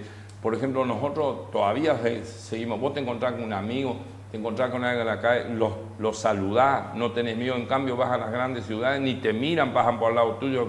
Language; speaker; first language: Spanish; native; Spanish